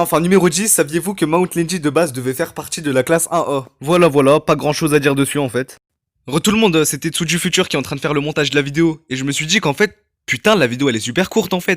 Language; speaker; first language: French; native; French